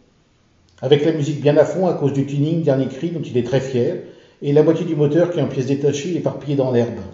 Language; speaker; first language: French; native; French